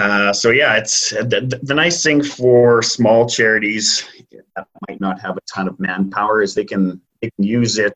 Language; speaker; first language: English; native; English